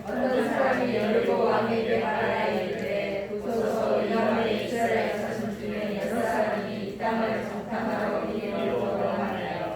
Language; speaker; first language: Korean; native; Korean